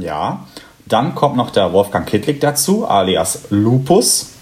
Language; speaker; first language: German; native; German